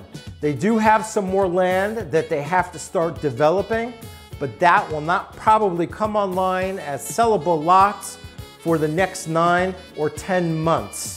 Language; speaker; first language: English; native; English